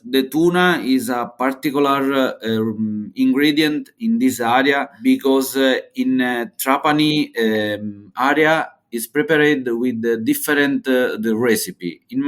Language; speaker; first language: English; non-native, learner; Italian